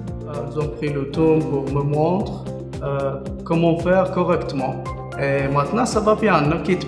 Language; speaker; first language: French; non-native, learner; Arabic